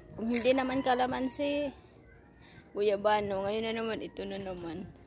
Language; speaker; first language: Filipino; non-native, local second language; Cebuano